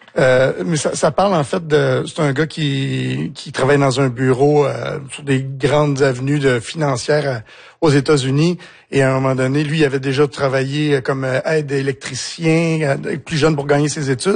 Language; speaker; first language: French; native; French